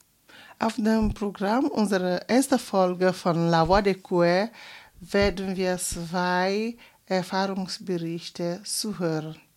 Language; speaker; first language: German; non-native, fluent; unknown